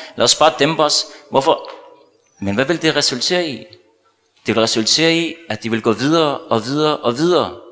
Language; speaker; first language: Danish; early bilingual, other home language; Arabic